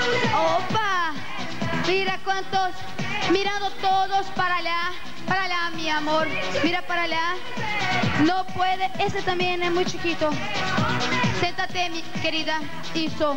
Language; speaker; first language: Spanish; non-native, fluent; Portuguese